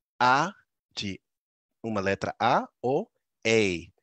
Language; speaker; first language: Portuguese; non-native, fluent; English